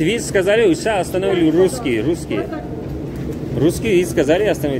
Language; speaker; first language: Russian; non-native, learner; Tajik